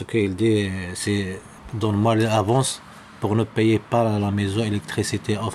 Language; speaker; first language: French; non-native, learner; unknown